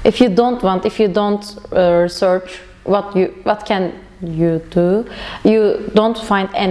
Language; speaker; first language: English; non-native, learner; Turkish